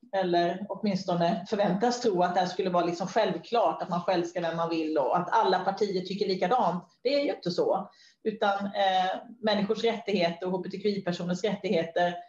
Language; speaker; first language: Swedish; native; Swedish